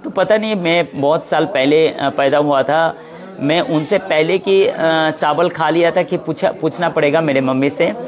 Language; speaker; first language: Hindi; non-native, local second language; Bangla